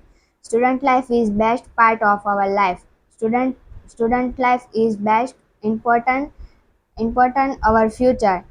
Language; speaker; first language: English; non-native, learner; Gujarati